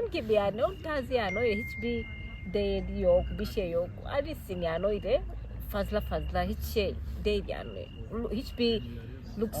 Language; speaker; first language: Turkish; non-native, fluent; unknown